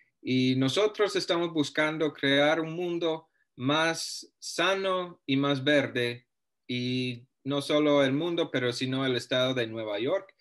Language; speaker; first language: Spanish; non-native, fluent; English